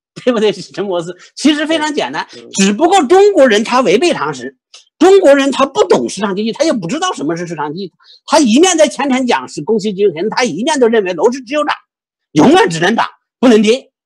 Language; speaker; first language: Chinese; native; Chinese